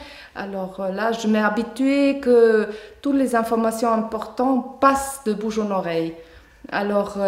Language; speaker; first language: French; non-native, fluent; German